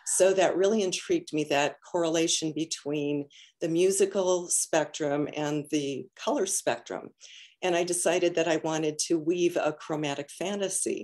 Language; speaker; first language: English; native; English